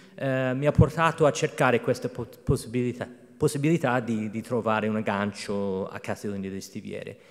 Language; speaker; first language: Italian; non-native, fluent; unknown